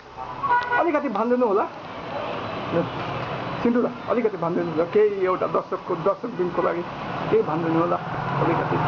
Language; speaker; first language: Nepali; non-native, local second language; Bangla